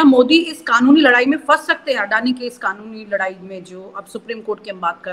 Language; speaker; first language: Hindi; native; Hindi